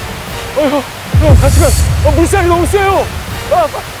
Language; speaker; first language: Korean; native; Korean